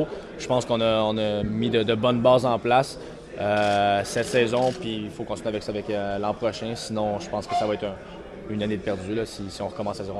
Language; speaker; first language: French; native; French